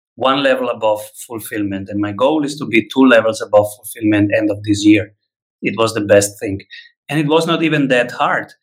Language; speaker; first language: English; non-native, fluent; Italian